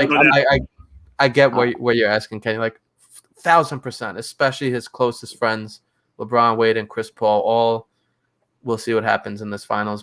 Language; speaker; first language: English; native; English